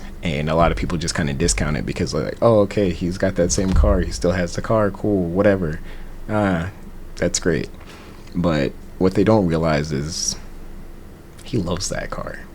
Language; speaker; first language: English; native; English